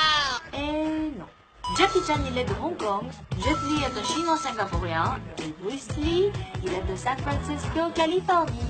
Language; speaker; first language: French; non-native, fluent; Korean